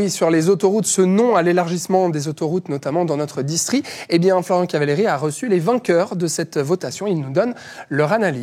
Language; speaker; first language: French; native; French